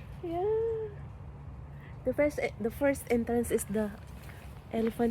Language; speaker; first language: English; non-native, local second language; Filipino